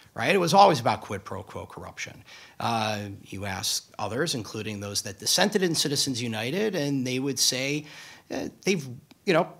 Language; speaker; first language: English; native; English